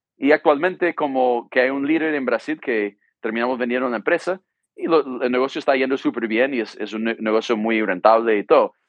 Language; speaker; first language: Spanish; non-native, fluent; English